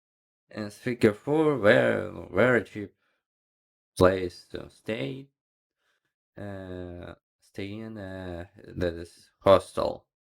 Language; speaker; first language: English; non-native, learner; Ukrainian